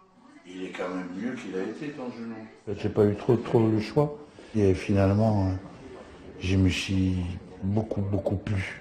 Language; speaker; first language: French; native; French